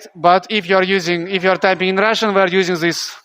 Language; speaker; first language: English; non-native, fluent; Russian